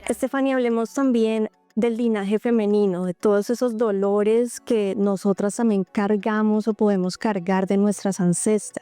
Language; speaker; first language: Spanish; native; Spanish